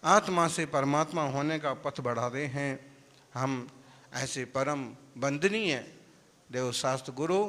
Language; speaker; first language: Hindi; non-native, local second language; Gujarati